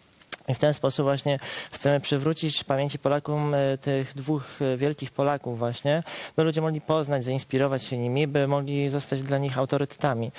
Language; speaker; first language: Polish; native; Polish